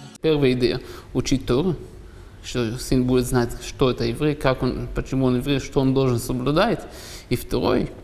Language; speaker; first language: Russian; non-native, learner; Hebrew